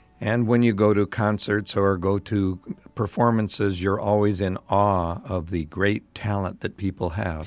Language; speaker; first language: English; native; English